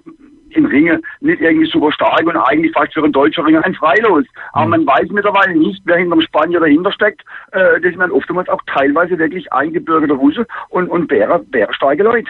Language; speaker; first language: German; native; German